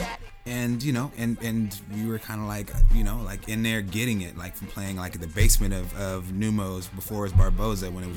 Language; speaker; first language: English; native; English